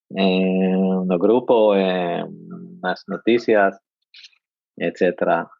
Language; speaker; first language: Portuguese; non-native, fluent; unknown